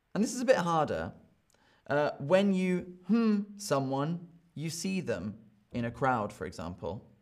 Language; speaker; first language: English; native; English